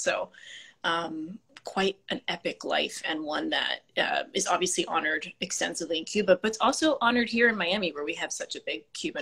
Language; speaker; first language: English; early bilingual, other home language; Spanish